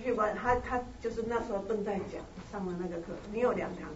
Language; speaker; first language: Chinese; native; Chinese